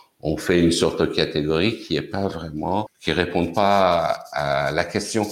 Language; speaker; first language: French; non-native, fluent; Persian